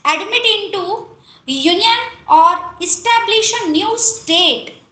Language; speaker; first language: English; non-native, local second language; Marathi